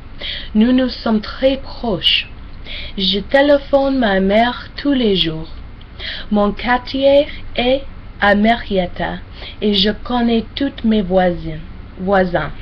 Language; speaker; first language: French; non-native, learner; English